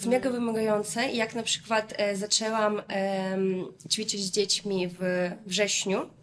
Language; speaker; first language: Polish; non-native, fluent; Russian